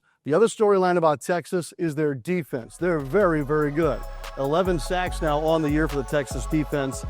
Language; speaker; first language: English; native; English